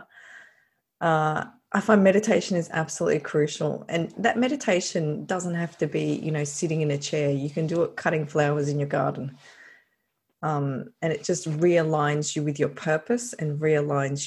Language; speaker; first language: English; native; English